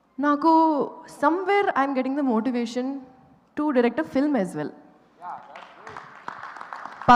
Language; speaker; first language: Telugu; non-native, local second language; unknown